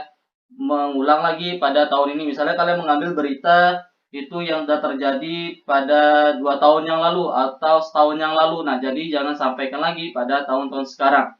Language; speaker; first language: Indonesian; native; Indonesian